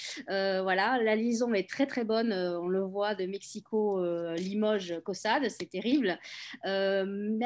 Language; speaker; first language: French; native; French